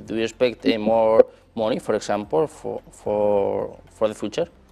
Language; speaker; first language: English; non-native, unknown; Spanish